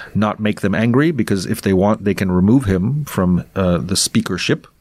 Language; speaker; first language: English; non-native, fluent; Russian